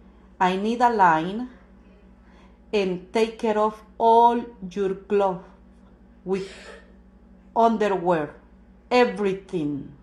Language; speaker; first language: English; non-native, learner; Spanish